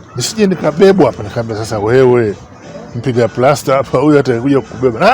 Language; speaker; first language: Swahili; native; Swahili